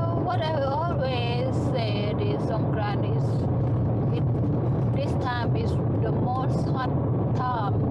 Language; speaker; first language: English; non-native, fluent; Thai